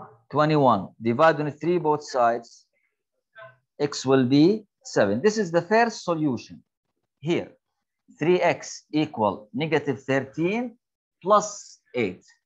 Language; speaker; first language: English; non-native, fluent; Arabic